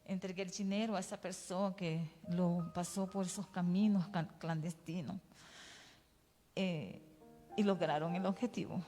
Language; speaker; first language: Portuguese; non-native, learner; Spanish